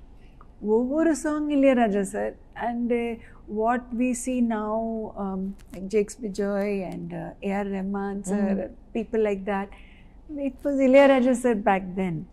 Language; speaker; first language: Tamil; non-native, local second language; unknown